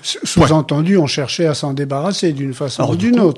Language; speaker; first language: French; native; French